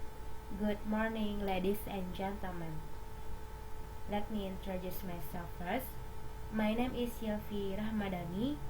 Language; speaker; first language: English; non-native, learner; Indonesian